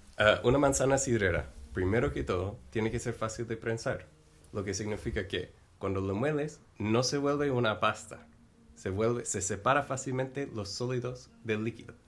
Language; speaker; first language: Spanish; non-native, fluent; English